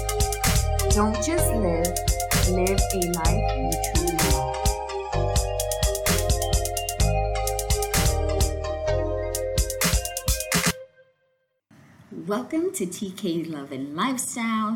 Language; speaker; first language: English; native; English